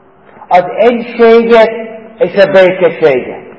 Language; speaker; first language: Hungarian; non-native, fluent; English